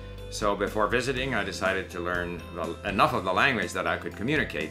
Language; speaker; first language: English; native; English